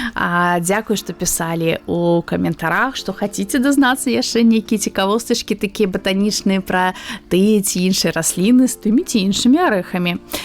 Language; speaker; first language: Belarusian; native; Belarusian